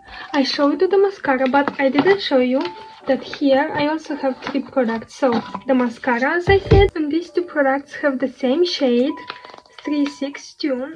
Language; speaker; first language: English; non-native, fluent; Romanian